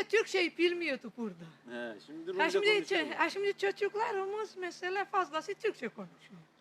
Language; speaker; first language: Turkish; non-native, local second language; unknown